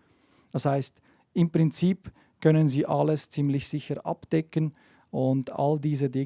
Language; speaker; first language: German; native; German